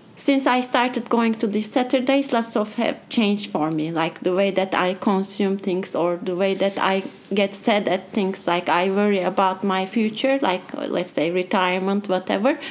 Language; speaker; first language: English; non-native, fluent; Turkish